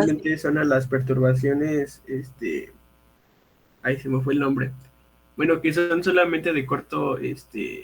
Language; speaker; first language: Spanish; native; Spanish